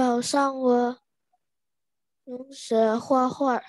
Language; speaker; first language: Chinese; non-native, learner; Indonesian